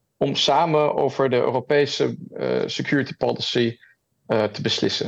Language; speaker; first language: Dutch; early bilingual, heritage; German